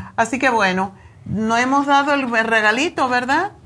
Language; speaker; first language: Spanish; native; Spanish